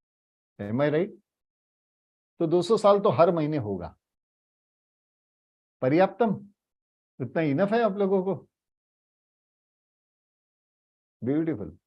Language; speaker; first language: Hindi; native; Hindi